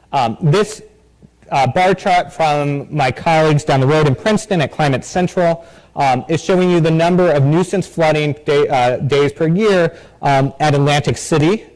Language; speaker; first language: English; native; English